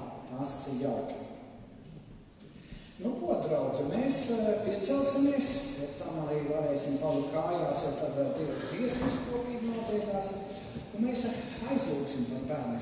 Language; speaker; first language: Latvian; native; Latvian